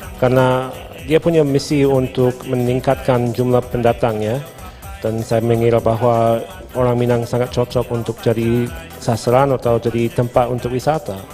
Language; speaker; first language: Indonesian; non-native, fluent; English